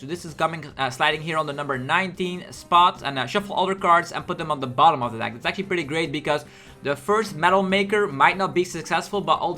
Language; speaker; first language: English; non-native, fluent; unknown